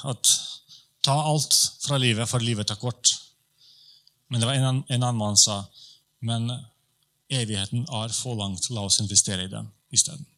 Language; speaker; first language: Norwegian; non-native, fluent; Polish